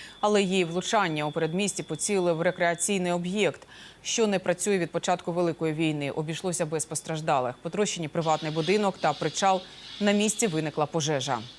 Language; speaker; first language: Ukrainian; native; Ukrainian